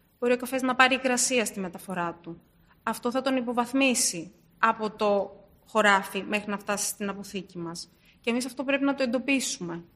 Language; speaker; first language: Greek; early bilingual, other home language; Turkish